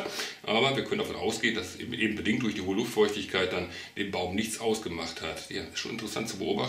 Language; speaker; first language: German; native; German